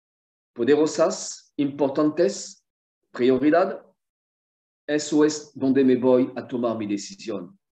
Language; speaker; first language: Spanish; non-native, fluent; French